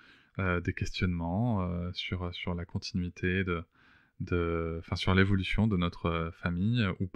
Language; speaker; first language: French; native; French